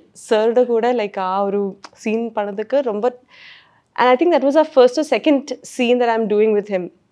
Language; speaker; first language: Tamil; non-native, learner; Malayalam